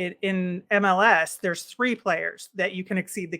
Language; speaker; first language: English; native; English